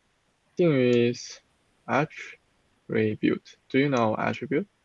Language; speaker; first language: English; non-native, fluent; Chinese